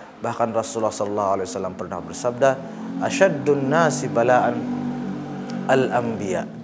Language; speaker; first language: Malay; non-native, local second language; Sasak